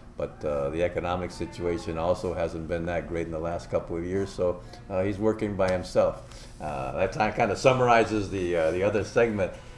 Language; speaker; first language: English; non-native, local second language; Spanish